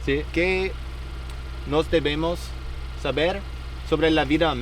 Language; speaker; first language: Spanish; non-native, learner; English